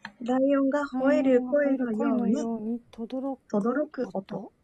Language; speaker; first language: Japanese; native; Japanese